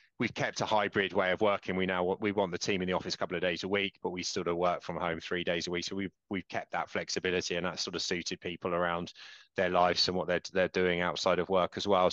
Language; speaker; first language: English; native; English